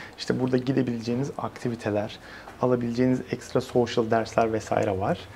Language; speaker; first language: Turkish; native; Turkish